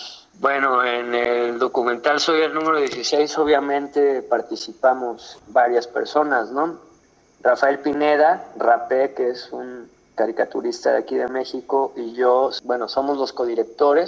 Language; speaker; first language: Spanish; native; Spanish